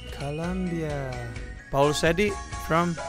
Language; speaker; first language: English; non-native, learner; Indonesian